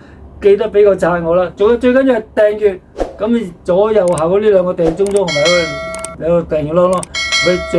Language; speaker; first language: Cantonese; native; Cantonese